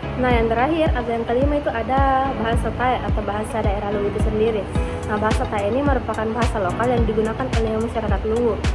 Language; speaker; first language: Indonesian; non-native, local second language; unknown